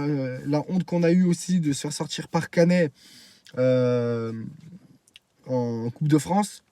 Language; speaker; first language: French; native; French